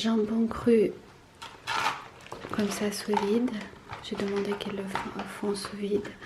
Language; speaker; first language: French; non-native, fluent; Armenian